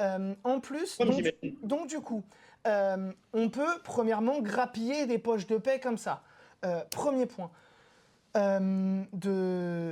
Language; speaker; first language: French; native; French